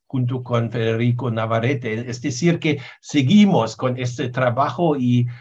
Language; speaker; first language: Spanish; non-native, fluent; German